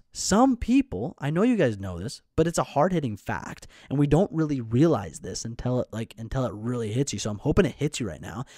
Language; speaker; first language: English; native; English